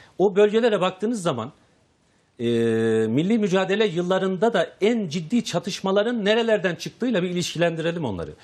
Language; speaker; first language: Turkish; native; Turkish